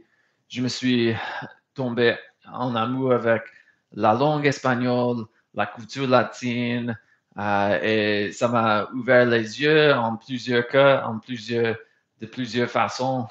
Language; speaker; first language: French; non-native, fluent; English